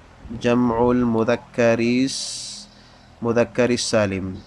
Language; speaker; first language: Arabic; non-native, fluent; Tausug